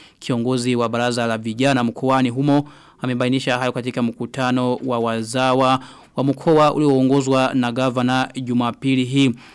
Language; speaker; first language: Swahili; non-native, local second language; Rundi